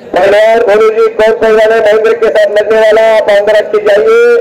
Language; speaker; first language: Hindi; non-native, local second language; Marathi